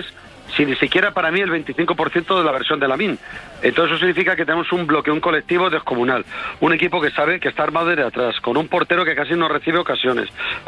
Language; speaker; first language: Spanish; native; Spanish